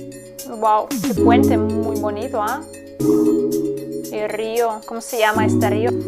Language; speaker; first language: Spanish; non-native, fluent; Russian